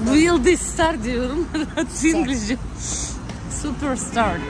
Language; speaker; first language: Turkish; non-native, learner; Russian